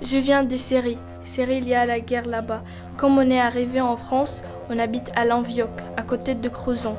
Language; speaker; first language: French; non-native, learner; Arabic